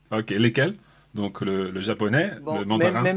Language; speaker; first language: French; non-native, fluent; English